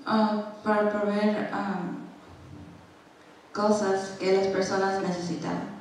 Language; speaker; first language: Spanish; non-native, learner; English